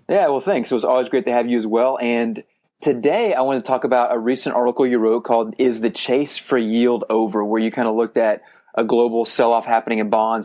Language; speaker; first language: English; native; English